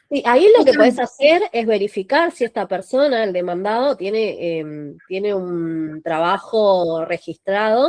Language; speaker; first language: Spanish; native; Spanish